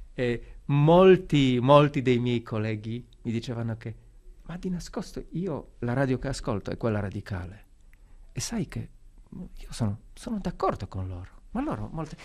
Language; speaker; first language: Italian; non-native, fluent; Polish